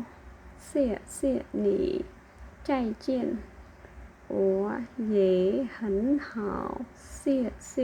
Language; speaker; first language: Chinese; non-native, fluent; Khmer